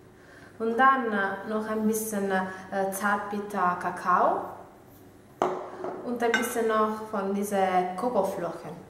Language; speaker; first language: German; non-native, learner; Italian